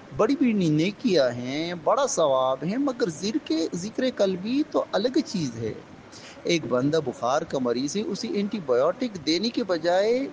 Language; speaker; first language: Urdu; native; Urdu